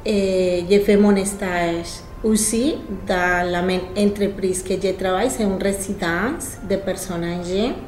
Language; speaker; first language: French; non-native, learner; Spanish